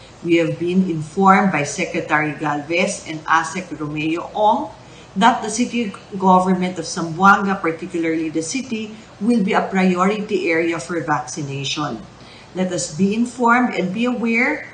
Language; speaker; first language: English; non-native, local second language; Chavacano